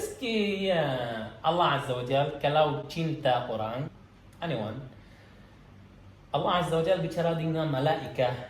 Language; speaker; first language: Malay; non-native, learner; Arabic